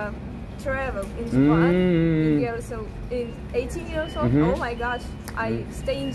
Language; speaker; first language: English; non-native, learner; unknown